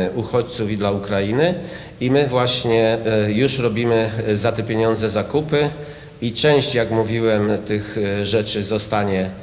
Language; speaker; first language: Polish; native; Polish